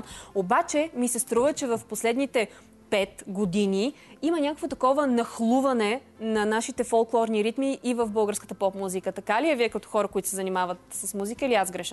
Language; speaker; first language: Bulgarian; native; Bulgarian